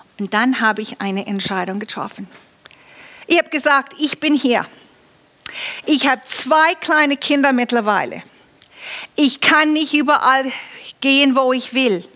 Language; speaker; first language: German; non-native, fluent; English